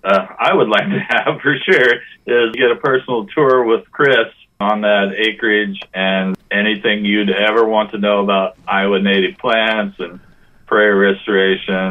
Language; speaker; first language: English; native; English